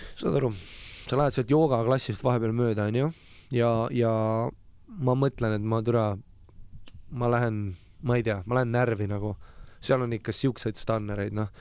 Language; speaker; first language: Estonian; native; Estonian